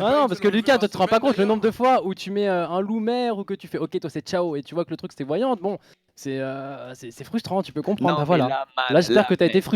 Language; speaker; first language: French; native; French